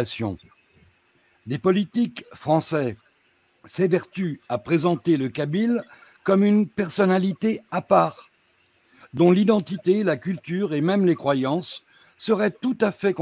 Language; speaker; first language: French; native; French